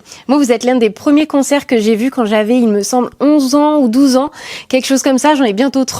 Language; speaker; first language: French; native; French